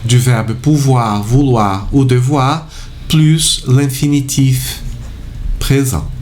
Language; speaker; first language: French; non-native, fluent; Portuguese